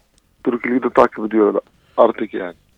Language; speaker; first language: Turkish; non-native, fluent; Arabic